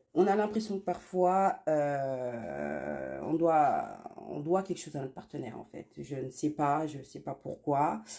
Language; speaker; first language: French; native; French